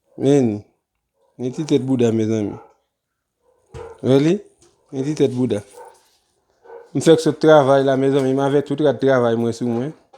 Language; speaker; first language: French; non-native, learner; Haitian Creole